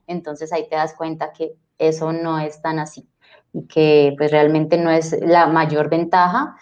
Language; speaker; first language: Spanish; native; Spanish